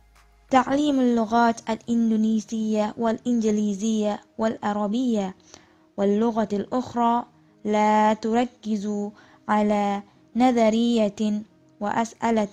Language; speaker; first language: Arabic; non-native, learner; Indonesian